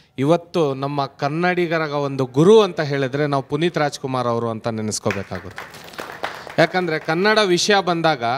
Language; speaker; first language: Kannada; non-native, local second language; Urdu